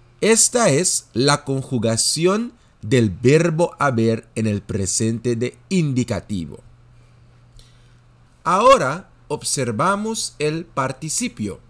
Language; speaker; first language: Spanish; non-native, fluent; Dutch